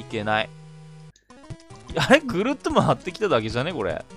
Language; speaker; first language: Japanese; native; Japanese